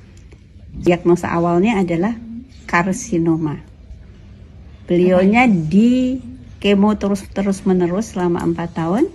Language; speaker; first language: Indonesian; native; Indonesian